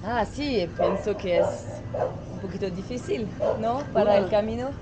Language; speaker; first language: Spanish; non-native, learner; French